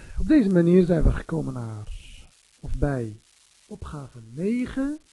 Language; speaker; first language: Dutch; non-native, fluent; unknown